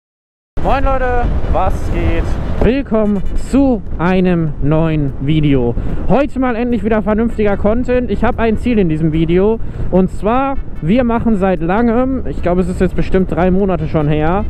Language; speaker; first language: German; native; German